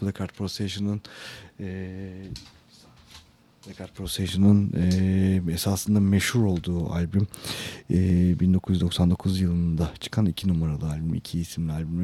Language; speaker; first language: Turkish; native; Turkish